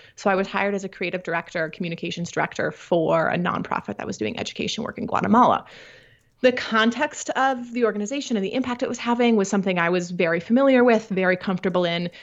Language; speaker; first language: English; native; English